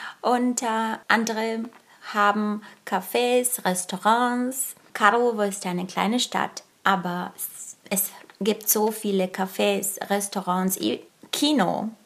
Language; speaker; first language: German; early bilingual, other home language; Bulgarian